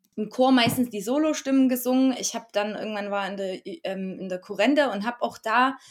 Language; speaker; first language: German; native; German